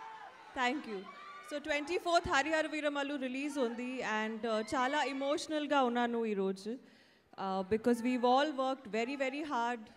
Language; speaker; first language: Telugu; non-native, learner; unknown